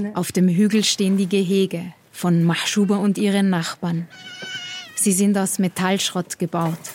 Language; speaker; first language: German; native; German